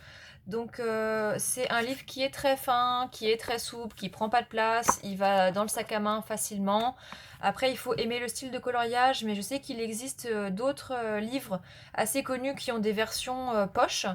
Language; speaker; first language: French; native; French